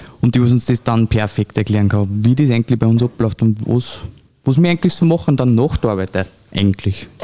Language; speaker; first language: German; native; German